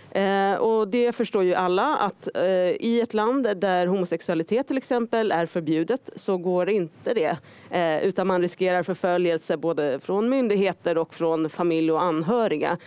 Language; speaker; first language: Swedish; native; Swedish